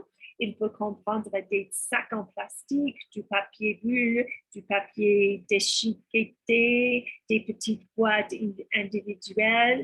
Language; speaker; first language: French; non-native, fluent; English